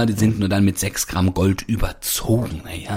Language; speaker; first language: German; native; German